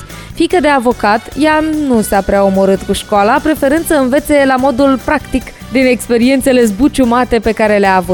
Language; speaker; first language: Romanian; native; Romanian